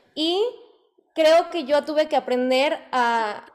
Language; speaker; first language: Spanish; native; Spanish